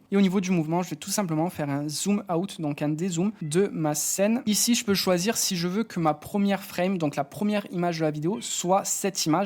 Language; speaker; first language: French; native; French